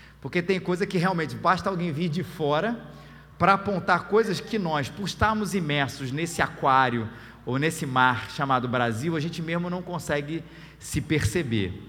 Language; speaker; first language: Portuguese; native; Portuguese